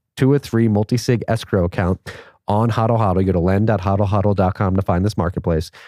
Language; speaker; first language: English; native; English